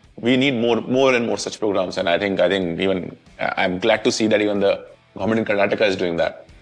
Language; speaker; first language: English; non-native, local second language; Hindi